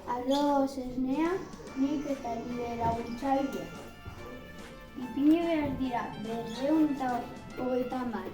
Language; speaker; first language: Basque; non-native, local second language; Spanish